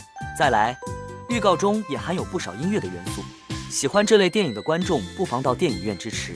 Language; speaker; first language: Chinese; native; Chinese